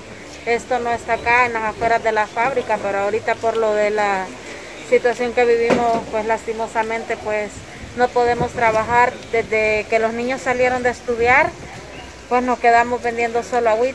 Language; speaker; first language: Spanish; native; Spanish